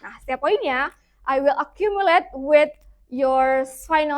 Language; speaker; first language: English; non-native, fluent; Indonesian